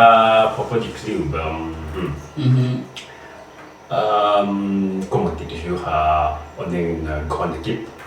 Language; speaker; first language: French; non-native, learner; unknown